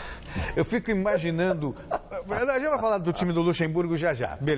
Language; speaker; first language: Portuguese; native; Portuguese